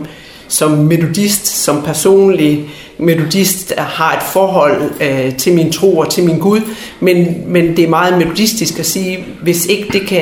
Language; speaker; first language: Danish; native; Danish